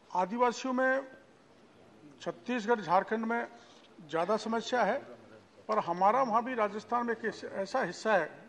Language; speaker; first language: Hindi; native; Hindi